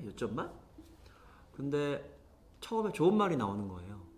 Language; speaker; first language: Korean; native; Korean